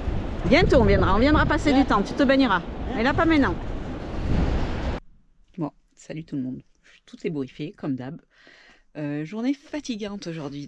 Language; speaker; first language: French; native; French